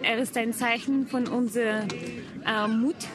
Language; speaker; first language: German; non-native, fluent; Ukrainian